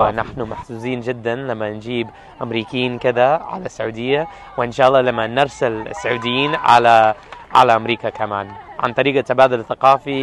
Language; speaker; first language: Arabic; non-native, fluent; English